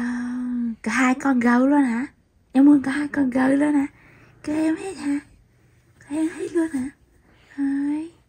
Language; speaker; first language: Vietnamese; native; Vietnamese